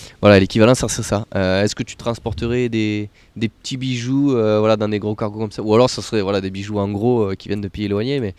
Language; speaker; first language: French; native; French